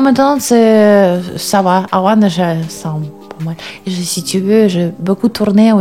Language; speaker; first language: French; non-native, learner; Russian